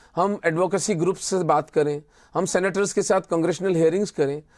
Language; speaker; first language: Hindi; native; Hindi